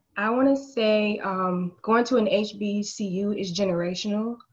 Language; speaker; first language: English; native; English